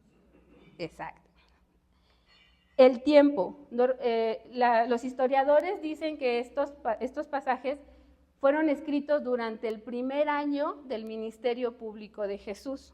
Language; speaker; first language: Spanish; native; Spanish